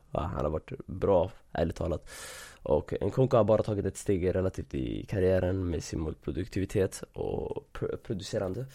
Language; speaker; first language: Swedish; early bilingual, other home language; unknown